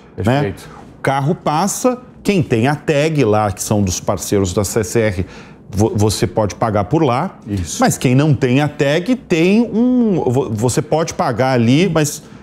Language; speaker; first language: Portuguese; native; Portuguese